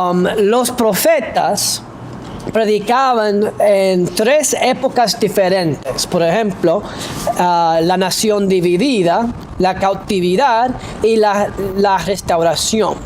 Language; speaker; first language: Spanish; non-native, fluent; English